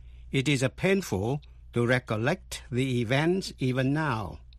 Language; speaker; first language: English; non-native, fluent; Vietnamese